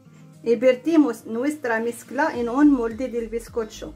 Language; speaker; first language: Spanish; non-native, fluent; Arabic